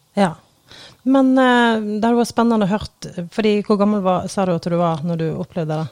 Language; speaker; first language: Norwegian; native; Norwegian